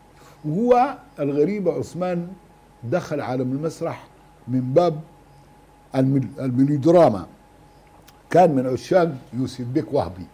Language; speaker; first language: Arabic; native; Arabic